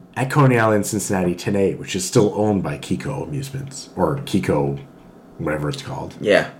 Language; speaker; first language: English; native; English